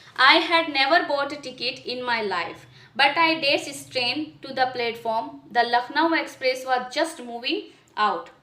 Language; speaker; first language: English; non-native, local second language; Hindi